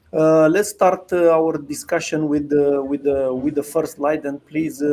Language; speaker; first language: English; non-native, fluent; Romanian